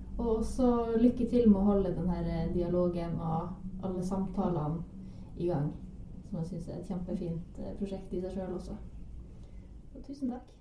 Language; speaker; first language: Norwegian; native; Norwegian